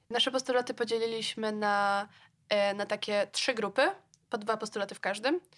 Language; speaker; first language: Polish; native; Polish